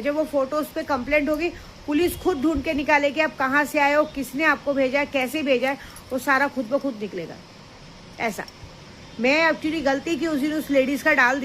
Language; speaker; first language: Hindi; native; Hindi